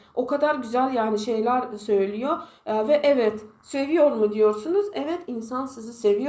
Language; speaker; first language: Turkish; non-native, fluent; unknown